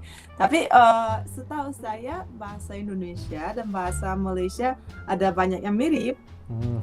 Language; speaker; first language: Indonesian; non-native, fluent; Russian